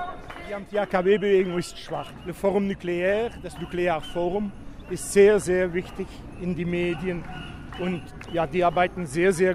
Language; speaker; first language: German; non-native, fluent; French